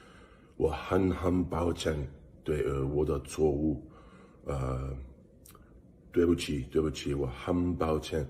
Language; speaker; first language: Chinese; non-native, learner; English